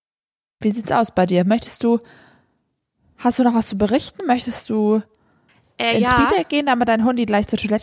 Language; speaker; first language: German; native; German